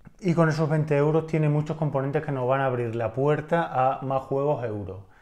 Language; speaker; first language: Spanish; native; Spanish